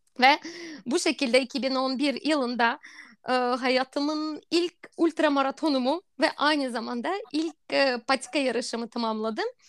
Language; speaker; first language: Turkish; non-native, fluent; Russian